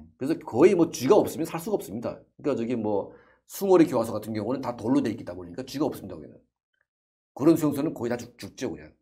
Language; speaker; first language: Korean; native; Korean